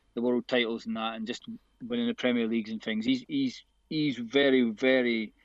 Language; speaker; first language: English; native; English